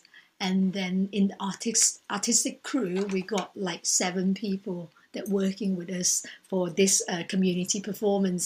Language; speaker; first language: English; non-native, local second language; Cantonese